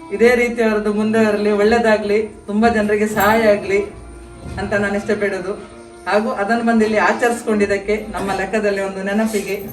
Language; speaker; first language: Kannada; native; Kannada